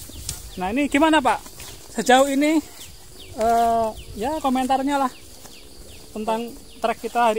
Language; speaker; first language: Indonesian; native; Indonesian